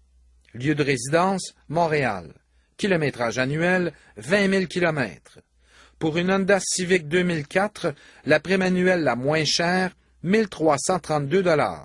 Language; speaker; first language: French; native; French